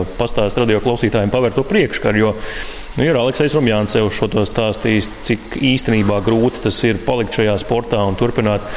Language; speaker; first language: Latvian; native; Latvian